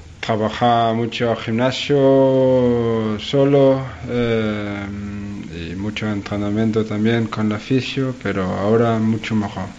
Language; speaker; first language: Spanish; non-native, learner; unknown